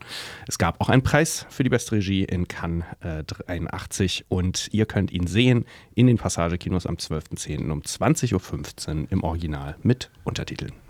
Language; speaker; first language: German; native; German